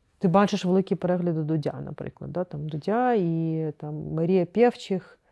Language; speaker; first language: Ukrainian; non-native, local second language; Crimean Tatar